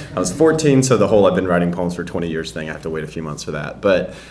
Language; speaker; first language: English; native; English